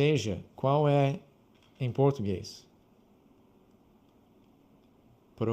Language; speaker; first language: Portuguese; non-native, fluent; English